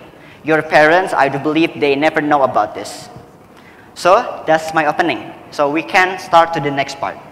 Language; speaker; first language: English; non-native, fluent; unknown